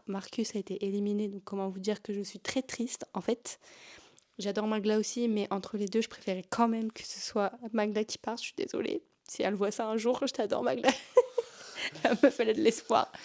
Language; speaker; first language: French; native; French